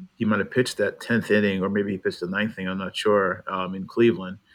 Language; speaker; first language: English; native; English